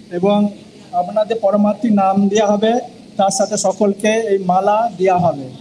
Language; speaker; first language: Bangla; non-native, fluent; English